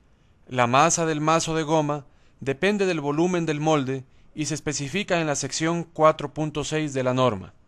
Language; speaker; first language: Spanish; native; Spanish